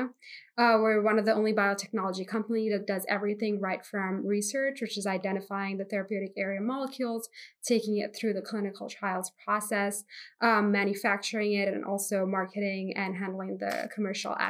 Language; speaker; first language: English; non-native, local second language; Hindi